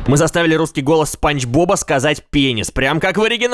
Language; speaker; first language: Russian; native; Russian